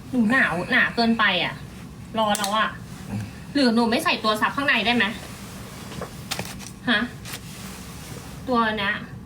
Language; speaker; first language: Thai; native; Thai